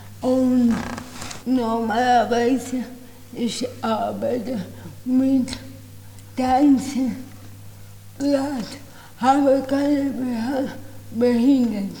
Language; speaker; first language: German; non-native, learner; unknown